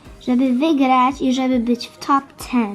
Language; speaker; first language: Polish; early bilingual, heritage; Polish